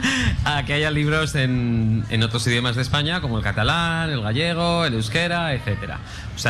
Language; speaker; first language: Spanish; native; Spanish